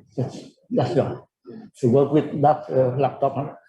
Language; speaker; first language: English; non-native, fluent; Vietnamese